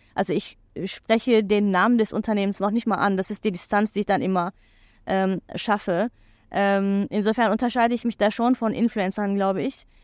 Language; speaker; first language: German; non-native, fluent; Turkish